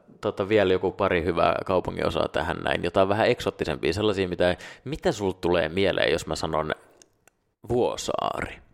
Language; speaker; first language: Finnish; non-native, local second language; Swedish